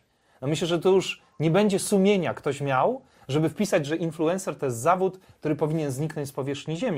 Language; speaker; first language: Polish; native; Polish